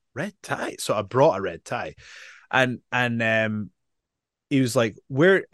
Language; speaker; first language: English; native; English